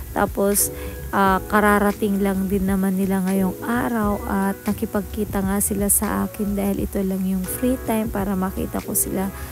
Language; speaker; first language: Filipino; native; Filipino